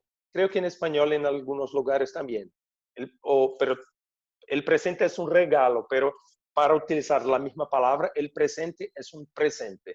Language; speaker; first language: Spanish; non-native, fluent; Portuguese